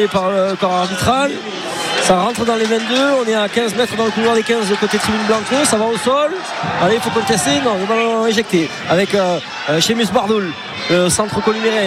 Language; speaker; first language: French; native; French